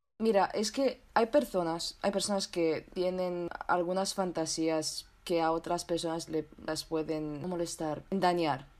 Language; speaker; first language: Spanish; non-native, fluent; Romanian